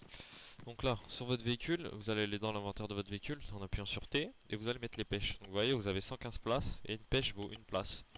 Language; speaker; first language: French; native; French